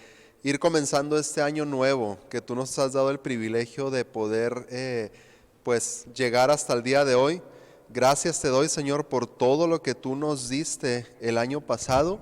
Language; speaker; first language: Spanish; native; Spanish